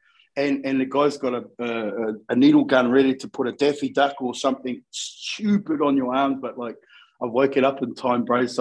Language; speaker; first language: English; native; English